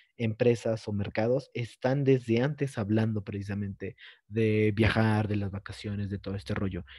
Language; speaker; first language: Spanish; native; Spanish